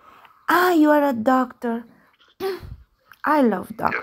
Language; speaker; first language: English; non-native, learner; Romanian